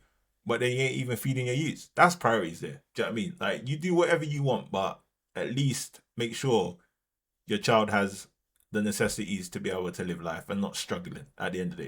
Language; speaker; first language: English; native; English